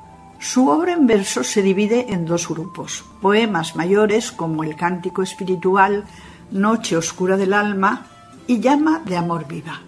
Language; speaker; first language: Spanish; native; Spanish